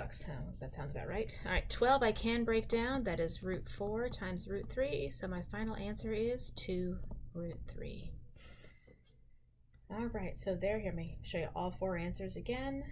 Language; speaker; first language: English; native; English